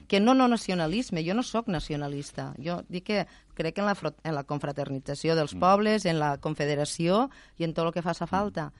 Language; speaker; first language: Catalan; native; Catalan